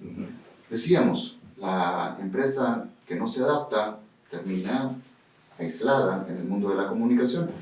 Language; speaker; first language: Spanish; native; Spanish